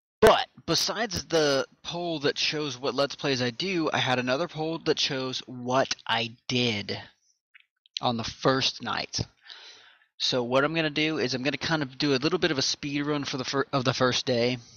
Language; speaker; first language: English; native; English